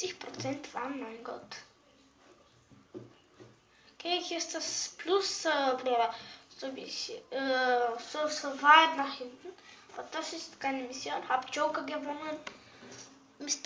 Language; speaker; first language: German; non-native, learner; Bulgarian